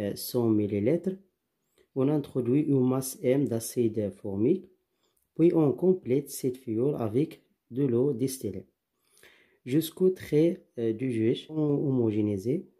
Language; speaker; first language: French; non-native, local second language; Arabic